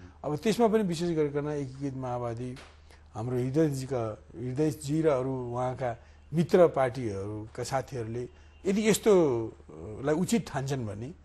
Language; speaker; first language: Nepali; native; Nepali